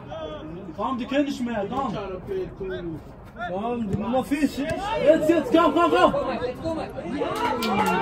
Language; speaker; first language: German; native; German